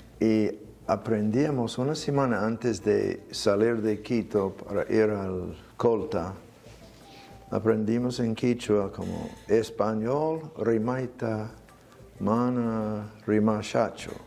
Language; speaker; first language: Spanish; non-native, fluent; English